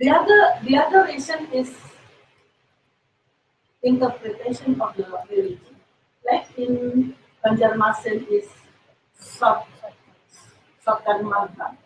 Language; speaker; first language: English; non-native, learner; Indonesian